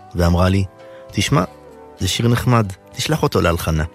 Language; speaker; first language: Hebrew; native; Hebrew